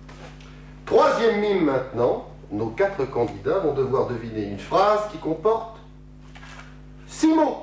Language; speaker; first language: French; native; French